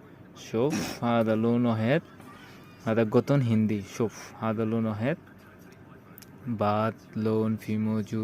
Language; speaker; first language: Arabic; non-native, learner; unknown